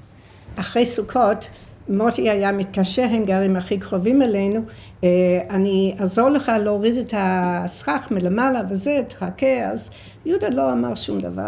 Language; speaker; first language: Hebrew; non-native, fluent; English